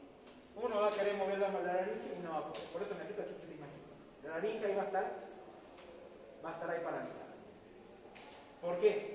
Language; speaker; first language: Spanish; native; Spanish